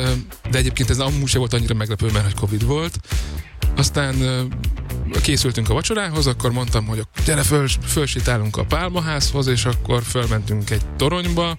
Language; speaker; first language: Hungarian; native; Hungarian